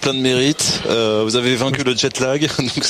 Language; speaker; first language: French; native; French